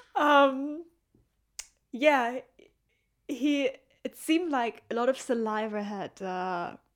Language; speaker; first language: English; non-native, fluent; German